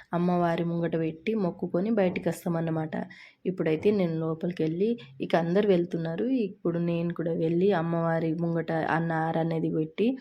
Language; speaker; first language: Telugu; non-native, local second language; Lambadi